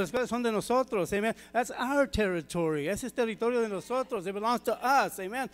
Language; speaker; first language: Spanish; early bilingual, heritage; Spanish